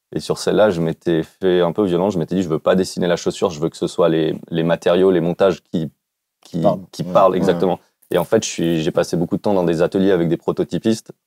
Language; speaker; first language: French; native; French